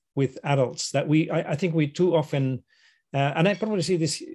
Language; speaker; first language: English; non-native, fluent; Finnish